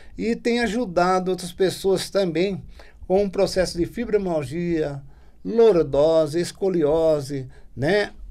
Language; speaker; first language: Portuguese; native; Portuguese